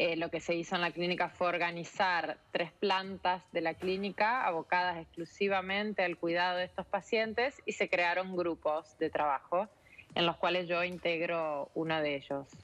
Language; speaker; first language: Spanish; native; Spanish